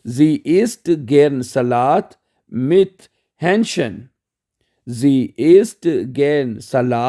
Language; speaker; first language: German; non-native, fluent; Urdu